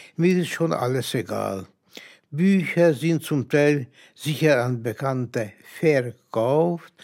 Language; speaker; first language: German; non-native, fluent; Hungarian